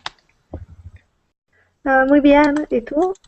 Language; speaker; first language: Spanish; non-native, learner; Czech